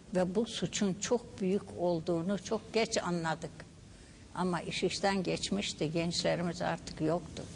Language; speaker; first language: Turkish; non-native, local second language; Kurdish